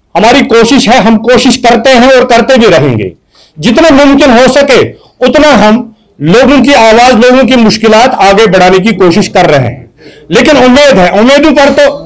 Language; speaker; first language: Urdu; non-native, local second language; Kashmiri